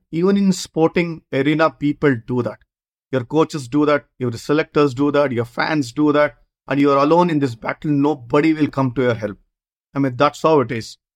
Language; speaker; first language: English; non-native, local second language; Kannada